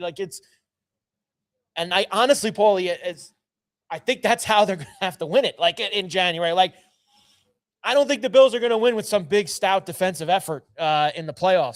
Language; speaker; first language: English; native; English